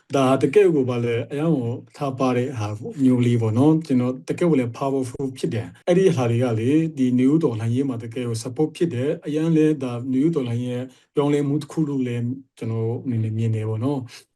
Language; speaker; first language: Burmese; non-native, local second language; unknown